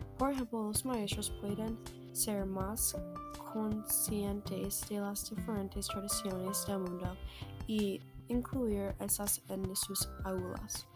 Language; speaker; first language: Spanish; non-native, learner; English